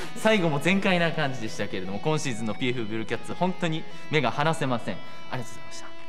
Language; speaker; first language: Japanese; native; Japanese